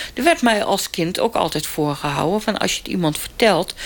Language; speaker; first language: Dutch; native; Dutch